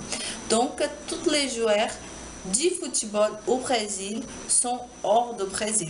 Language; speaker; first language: French; non-native, learner; Portuguese